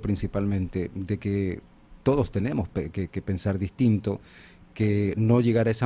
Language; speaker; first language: Spanish; native; Spanish